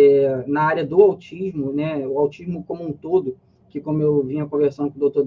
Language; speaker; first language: Portuguese; native; Portuguese